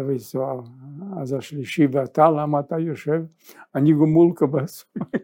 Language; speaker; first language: Hebrew; non-native, fluent; Yiddish